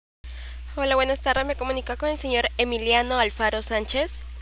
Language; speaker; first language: Spanish; native; Spanish